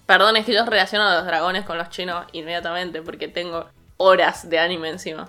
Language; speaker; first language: Spanish; native; Spanish